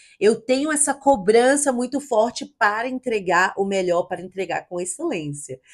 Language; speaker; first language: Portuguese; native; Portuguese